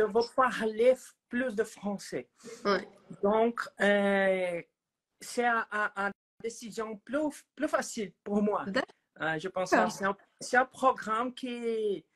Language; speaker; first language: French; non-native, learner; Portuguese